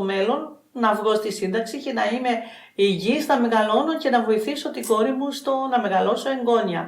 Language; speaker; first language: Greek; non-native, fluent; Albanian